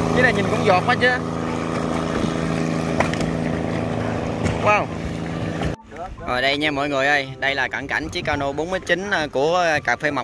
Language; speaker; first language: Vietnamese; native; Vietnamese